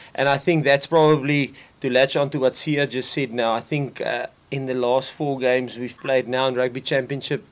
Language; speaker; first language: English; non-native, local second language; Afrikaans